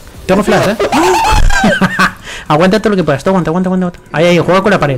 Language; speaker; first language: Spanish; native; Spanish